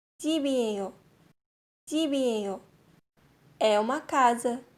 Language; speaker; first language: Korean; non-native, fluent; Portuguese